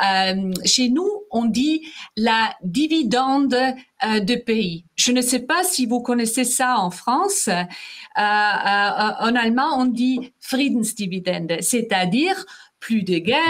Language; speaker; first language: French; non-native, fluent; German